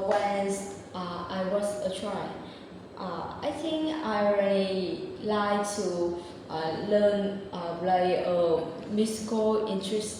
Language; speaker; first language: English; non-native, learner; Vietnamese